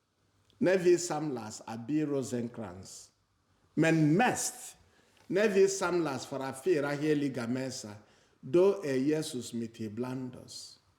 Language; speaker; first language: Swedish; non-native, fluent; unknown